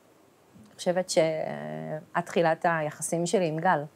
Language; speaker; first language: Hebrew; early bilingual, other home language; Russian